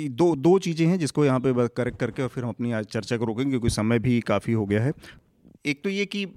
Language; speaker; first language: Hindi; native; Hindi